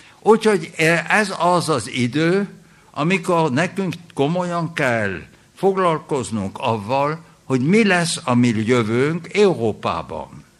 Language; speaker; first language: Hungarian; early bilingual, heritage; German